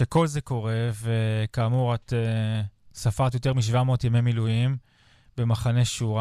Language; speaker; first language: Hebrew; native; Hebrew